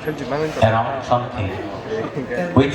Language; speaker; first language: English; non-native, local second language; Kok Borok